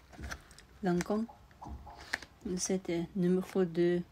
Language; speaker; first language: French; non-native, learner; Tibetan